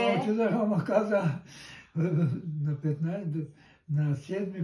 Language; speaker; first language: Bulgarian; non-native, local second language; Turkish